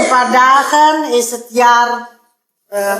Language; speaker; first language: Dutch; non-native, learner; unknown